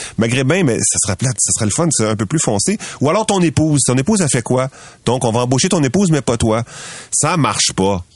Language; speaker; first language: French; native; French